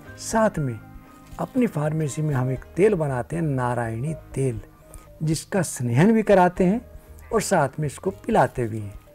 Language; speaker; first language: Hindi; native; Hindi